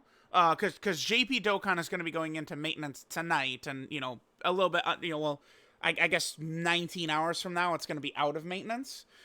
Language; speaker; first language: English; native; English